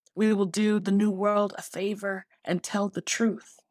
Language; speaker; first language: English; native; English